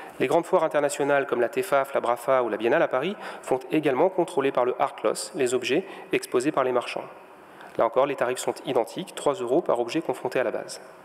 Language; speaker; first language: French; native; French